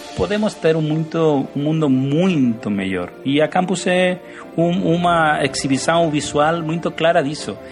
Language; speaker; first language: Portuguese; non-native, learner; Spanish